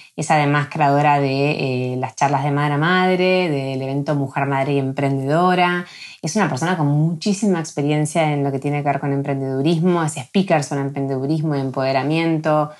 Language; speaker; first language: Spanish; native; Spanish